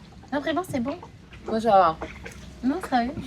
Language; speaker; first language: French; native; French